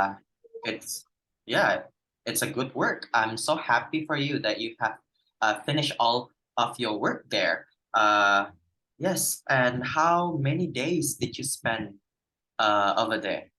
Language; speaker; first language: English; non-native, fluent; Indonesian